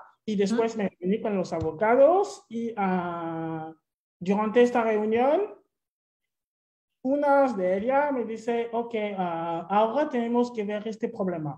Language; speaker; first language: Spanish; non-native, fluent; French